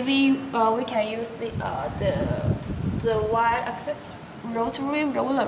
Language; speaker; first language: English; non-native, learner; Chinese